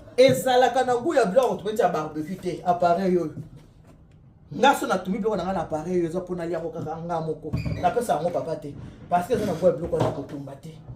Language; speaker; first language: Lingala; non-native, local second language; Luba-Lulua